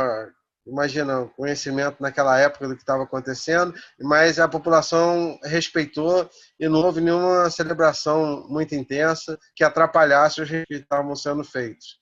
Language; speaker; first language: Portuguese; native; Portuguese